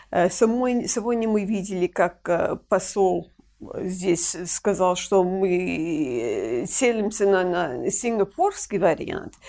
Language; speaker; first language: Russian; non-native, fluent; English